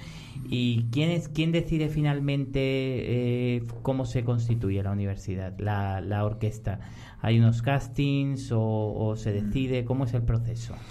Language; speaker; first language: Spanish; native; Spanish